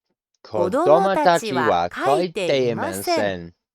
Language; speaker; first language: Japanese; non-native, learner; English